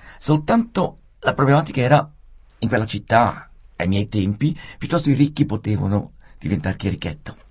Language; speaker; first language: Italian; non-native, fluent; Swiss German